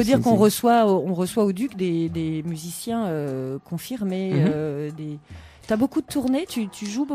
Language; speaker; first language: French; native; French